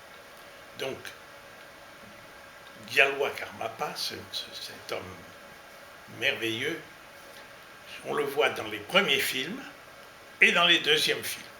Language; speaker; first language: French; native; French